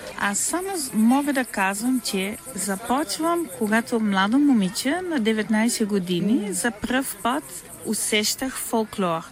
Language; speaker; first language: Bulgarian; non-native, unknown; Dutch